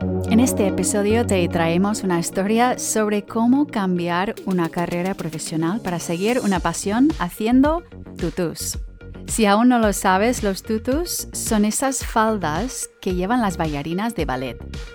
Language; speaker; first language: Spanish; native; Spanish